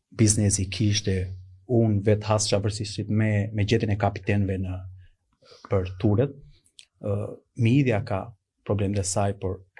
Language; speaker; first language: Albanian; native; Albanian